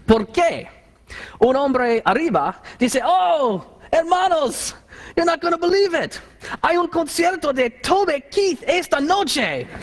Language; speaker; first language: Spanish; non-native, learner; English